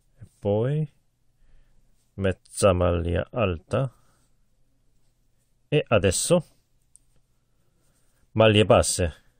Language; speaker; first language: Italian; non-native, learner; Korean